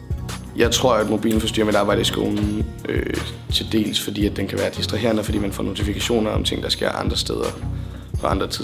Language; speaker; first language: Danish; native; Danish